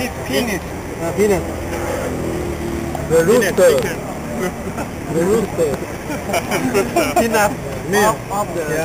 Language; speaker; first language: English; non-native, learner; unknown